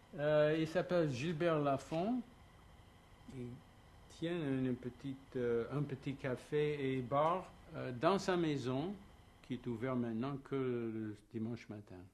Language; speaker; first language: French; non-native, fluent; English